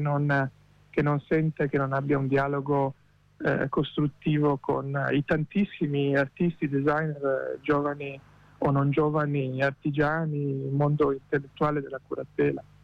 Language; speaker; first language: Italian; native; Italian